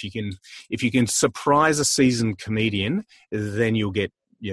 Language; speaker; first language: English; native; English